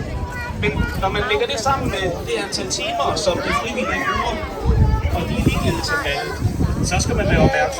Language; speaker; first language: Danish; native; Danish